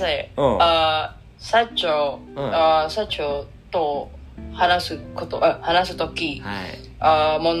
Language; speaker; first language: Japanese; non-native, learner; Indonesian